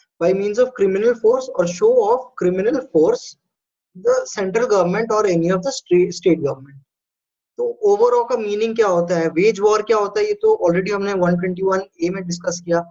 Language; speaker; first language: Hindi; native; Hindi